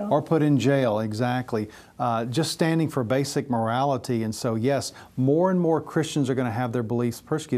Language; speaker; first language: English; native; English